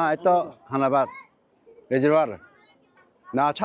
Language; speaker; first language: Russian; non-native, learner; Korean